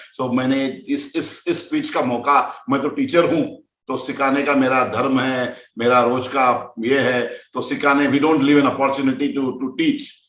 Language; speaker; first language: Hindi; non-native, local second language; Konkani